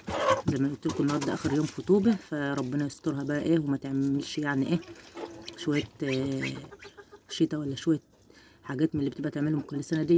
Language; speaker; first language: Arabic; native; Arabic